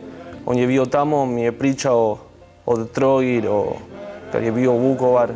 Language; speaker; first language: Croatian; early bilingual, heritage; Spanish